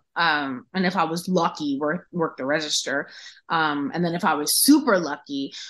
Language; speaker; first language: English; native; English